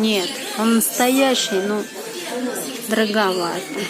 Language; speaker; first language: Russian; non-native, fluent; Mongolian